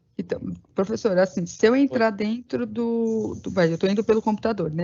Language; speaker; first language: Portuguese; native; Portuguese